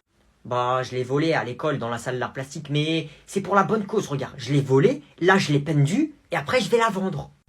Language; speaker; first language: French; native; French